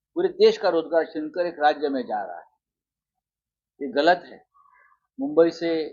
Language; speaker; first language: Hindi; non-native, local second language; Marathi